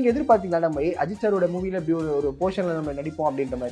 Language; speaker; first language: Tamil; native; Tamil